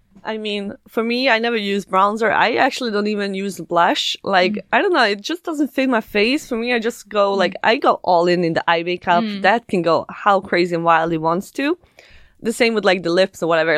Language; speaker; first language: English; non-native, fluent; Swedish